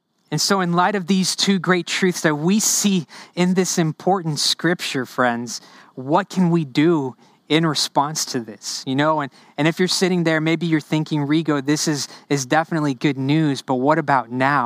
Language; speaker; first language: English; early bilingual, other home language; Spanish